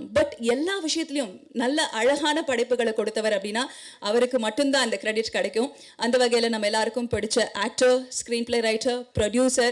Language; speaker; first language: Tamil; native; Tamil